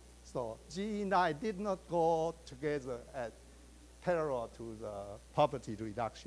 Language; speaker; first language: English; non-native, fluent; Chinese